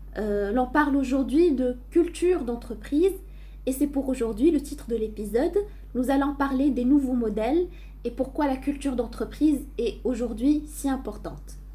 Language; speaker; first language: French; non-native, local second language; Arabic